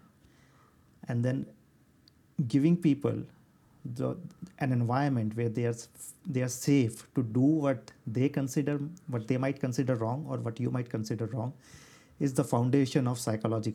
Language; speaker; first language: English; non-native, local second language; Hindi